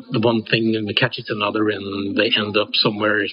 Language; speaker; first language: English; non-native, fluent; Norwegian